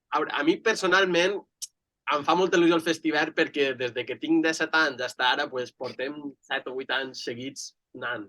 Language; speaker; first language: Catalan; native; Catalan